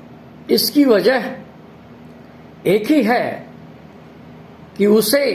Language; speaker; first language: Hindi; native; Hindi